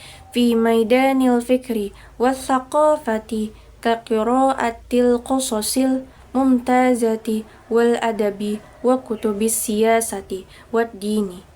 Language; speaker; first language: Arabic; non-native, learner; Indonesian